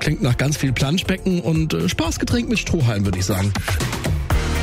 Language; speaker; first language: German; native; German